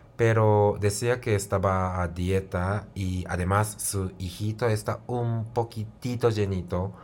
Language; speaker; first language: Spanish; non-native, fluent; Japanese